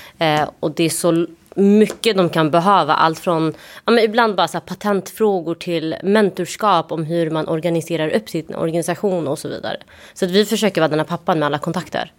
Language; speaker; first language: Swedish; early bilingual, other home language; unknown